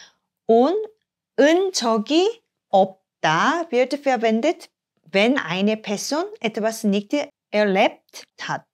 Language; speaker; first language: German; non-native, fluent; Korean